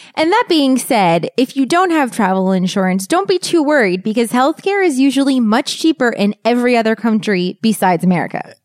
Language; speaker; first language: English; native; English